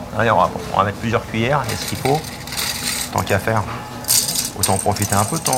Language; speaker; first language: French; native; French